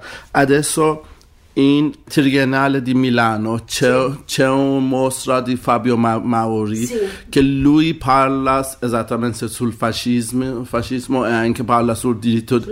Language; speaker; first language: Italian; non-native, learner; Persian